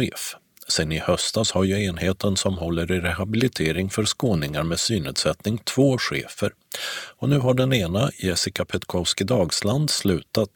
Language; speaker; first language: Swedish; native; Swedish